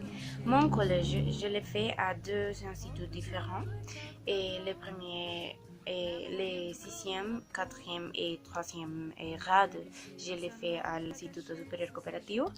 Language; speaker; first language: French; non-native, learner; Spanish